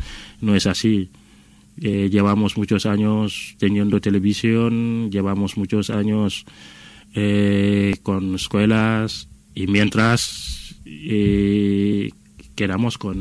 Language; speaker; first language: Spanish; non-native, fluent; Wolof